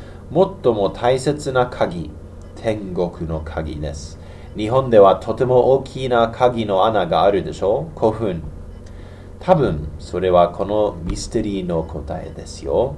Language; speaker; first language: Japanese; non-native, learner; English